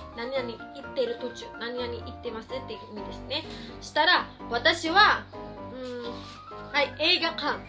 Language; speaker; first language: Japanese; non-native, fluent; Filipino